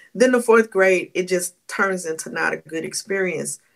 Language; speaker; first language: English; native; English